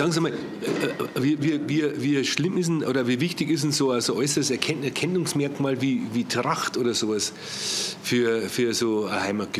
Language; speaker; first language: German; native; German